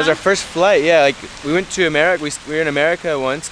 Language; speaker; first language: English; native; English